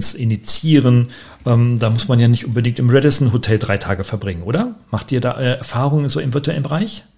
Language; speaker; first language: German; native; German